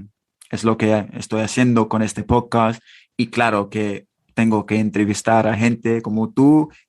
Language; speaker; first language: Spanish; non-native, fluent; English